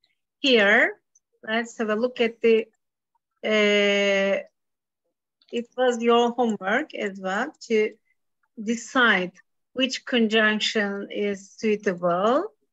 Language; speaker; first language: English; non-native, fluent; Turkish